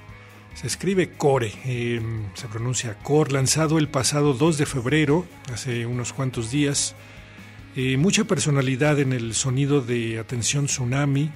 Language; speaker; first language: Spanish; native; Spanish